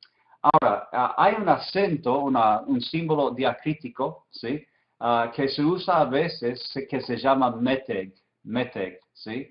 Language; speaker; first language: Spanish; non-native, fluent; English